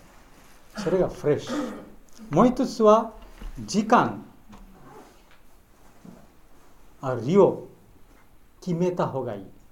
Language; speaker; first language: Japanese; non-native, learner; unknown